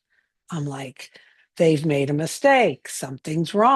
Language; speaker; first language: English; native; English